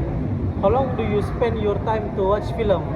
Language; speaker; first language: English; non-native, learner; Indonesian